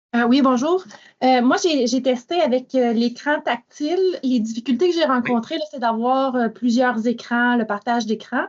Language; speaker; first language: French; native; French